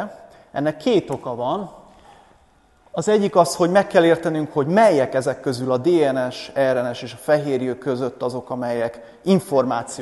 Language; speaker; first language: Hungarian; native; Hungarian